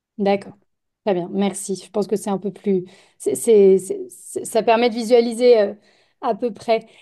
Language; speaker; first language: French; native; French